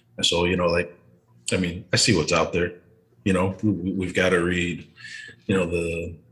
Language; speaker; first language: English; native; English